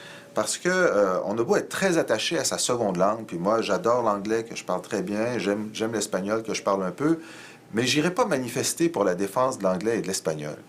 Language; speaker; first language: French; native; French